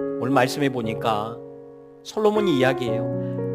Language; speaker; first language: Korean; native; Korean